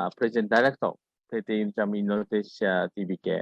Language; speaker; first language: Indonesian; non-native, learner; Japanese